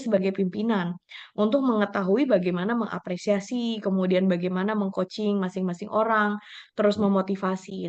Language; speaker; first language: Indonesian; native; Indonesian